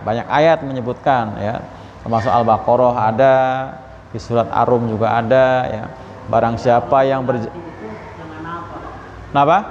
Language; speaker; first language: Indonesian; native; Indonesian